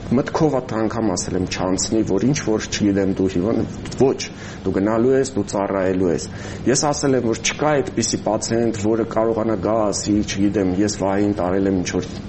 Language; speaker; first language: Armenian; native; Armenian